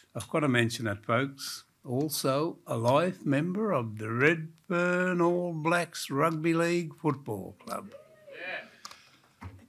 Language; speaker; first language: English; native; English